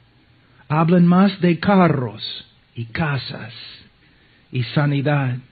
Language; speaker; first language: Spanish; non-native, fluent; English